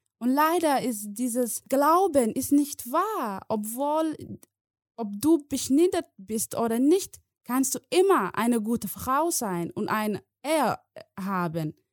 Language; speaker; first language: German; non-native, learner; Somali